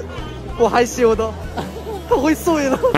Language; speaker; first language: Chinese; non-native, fluent; Thai